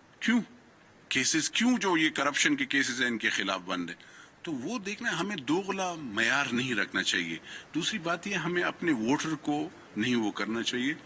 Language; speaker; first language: Urdu; non-native, local second language; Pashto